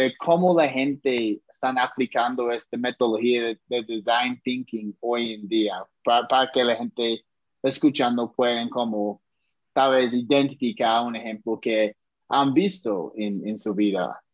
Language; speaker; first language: Spanish; non-native, fluent; English